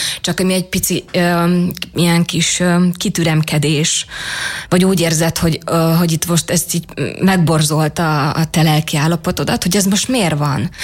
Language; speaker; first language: Hungarian; native; Hungarian